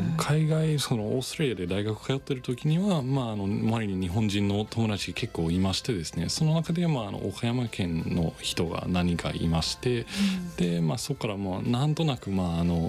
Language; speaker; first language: Japanese; non-native, fluent; English